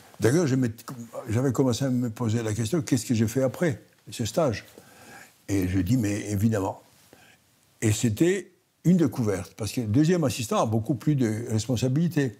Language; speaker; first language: French; non-native, fluent; Greek